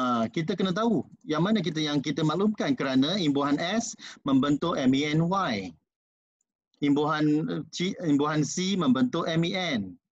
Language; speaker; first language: Malay; non-native, local second language; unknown